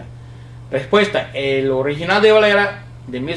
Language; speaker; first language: Spanish; non-native, fluent; English